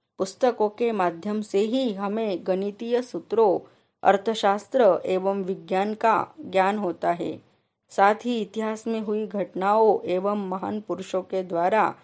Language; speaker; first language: Hindi; non-native, local second language; Marathi